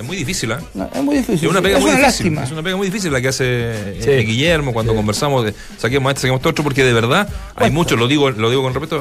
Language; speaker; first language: Spanish; native; Spanish